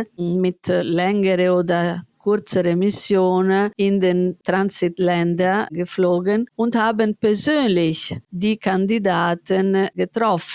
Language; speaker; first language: German; non-native, fluent; Italian